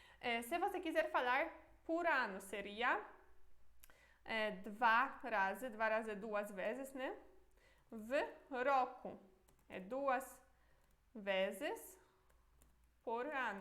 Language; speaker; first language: Portuguese; non-native, fluent; Polish